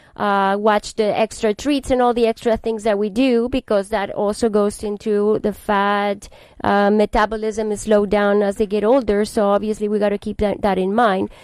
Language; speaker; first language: English; non-native, fluent; Spanish